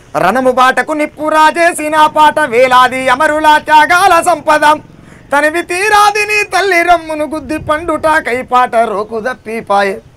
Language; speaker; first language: Telugu; native; Telugu